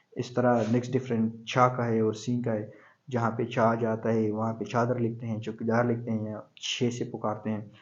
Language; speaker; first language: Urdu; non-native, local second language; Pashto